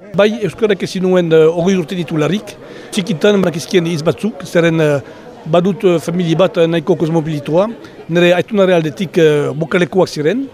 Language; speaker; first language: Basque; non-native, fluent; French